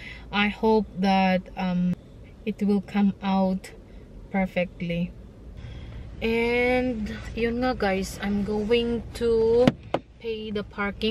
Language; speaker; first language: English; non-native, local second language; Filipino